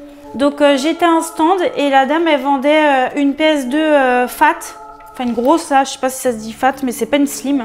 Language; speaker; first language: French; native; French